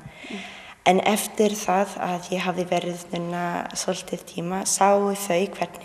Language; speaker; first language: Icelandic; non-native, learner; English